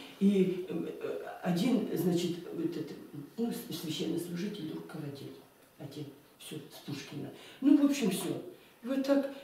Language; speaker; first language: Russian; native; Russian